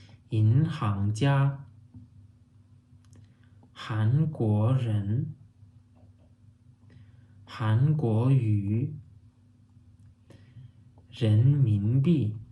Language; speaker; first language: Chinese; non-native, fluent; Turkmen